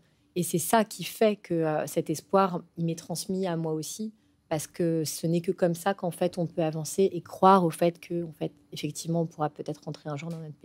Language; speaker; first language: French; early bilingual, other home language; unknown